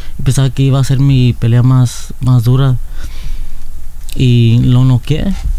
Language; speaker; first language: Spanish; early bilingual, heritage; Spanish